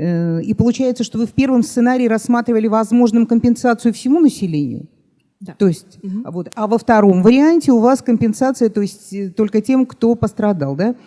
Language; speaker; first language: Russian; native; Russian